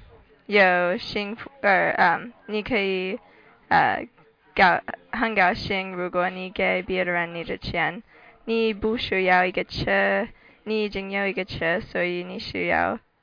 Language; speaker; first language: Chinese; non-native, learner; English